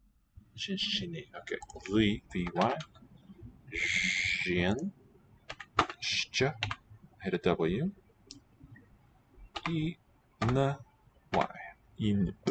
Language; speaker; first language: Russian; non-native, learner; English